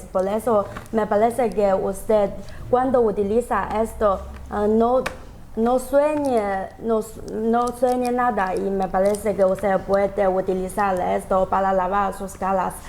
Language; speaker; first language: Spanish; non-native, learner; Chinese